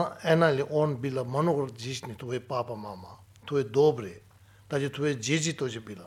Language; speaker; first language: Russian; non-native, learner; Tibetan